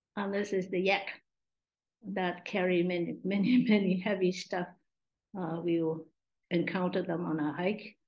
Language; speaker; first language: English; non-native, local second language; Min Nan Chinese